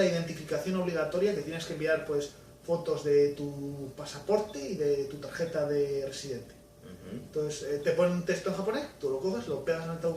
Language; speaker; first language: Spanish; native; Spanish